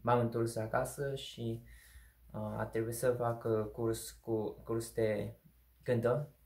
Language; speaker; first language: Romanian; non-native, learner; Korean